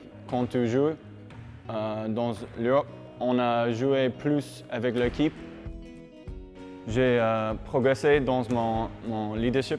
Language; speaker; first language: French; non-native, learner; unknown